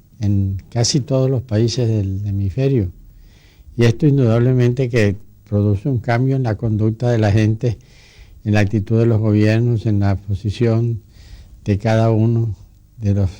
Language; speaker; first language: Spanish; native; Spanish